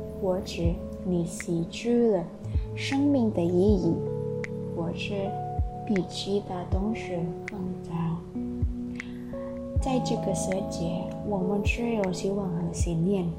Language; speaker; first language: Chinese; non-native, learner; Indonesian